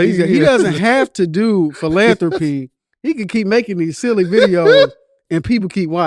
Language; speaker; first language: English; native; English